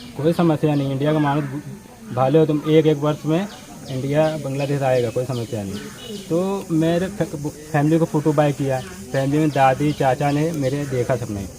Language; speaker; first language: Hindi; native; Hindi